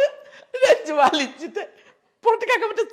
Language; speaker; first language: Malayalam; non-native, fluent; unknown